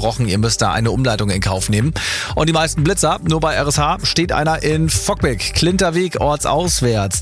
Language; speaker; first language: German; native; German